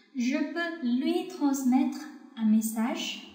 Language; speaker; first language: French; non-native, fluent; Chinese